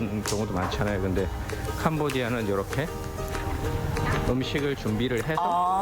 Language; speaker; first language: Korean; native; Korean